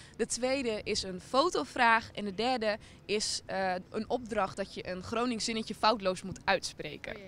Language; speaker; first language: Dutch; native; Dutch